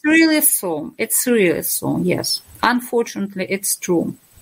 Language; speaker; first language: English; non-native, fluent; Russian